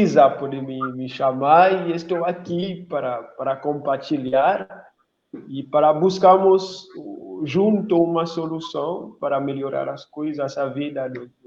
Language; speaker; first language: Portuguese; non-native, local second language; Haitian Creole